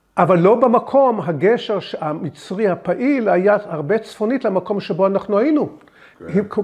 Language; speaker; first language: Hebrew; early bilingual, other home language; English